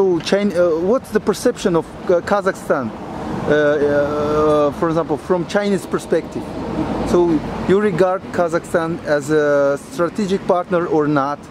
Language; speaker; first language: English; non-native, fluent; Russian